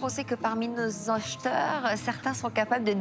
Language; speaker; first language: French; native; French